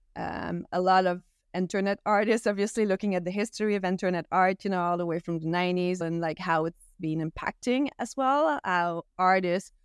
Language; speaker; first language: English; non-native, fluent; French